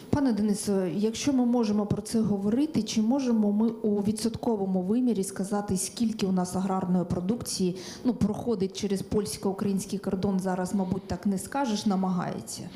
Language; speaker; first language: Ukrainian; native; Ukrainian